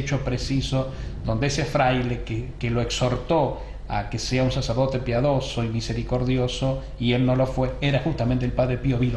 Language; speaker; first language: Spanish; native; Spanish